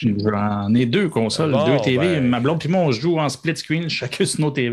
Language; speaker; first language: French; native; French